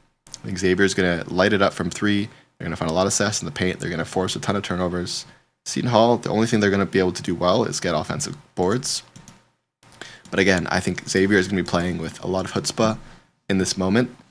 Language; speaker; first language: English; native; English